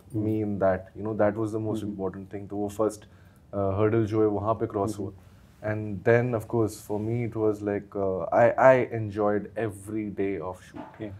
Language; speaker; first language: Hindi; native; Hindi